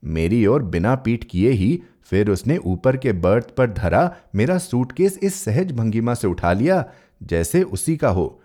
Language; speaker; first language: Hindi; native; Hindi